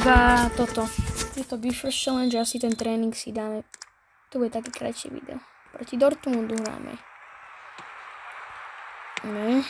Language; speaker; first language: Slovak; native; Slovak